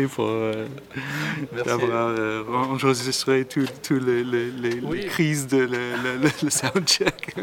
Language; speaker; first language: French; non-native, learner; Arabic